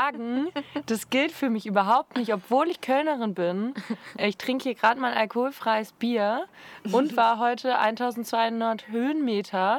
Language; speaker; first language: German; native; German